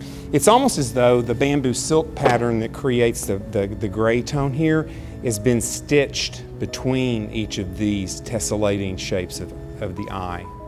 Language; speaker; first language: English; native; English